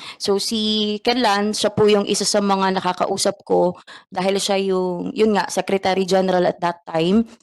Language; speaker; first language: Filipino; non-native, local second language; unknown